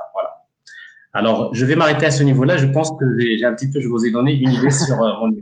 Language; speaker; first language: French; non-native, local second language; Tachelhit